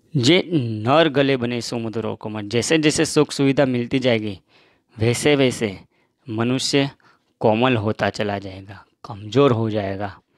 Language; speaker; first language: Hindi; non-native, local second language; Gujarati